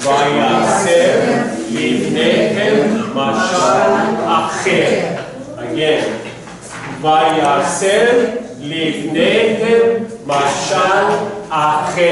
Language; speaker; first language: Hebrew; non-native, fluent; English